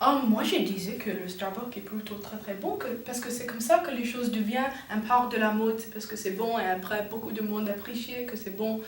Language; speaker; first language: French; non-native, learner; English